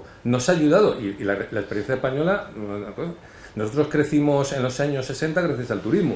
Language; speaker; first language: Spanish; native; Spanish